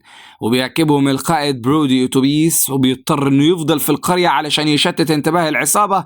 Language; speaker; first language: Arabic; native; Arabic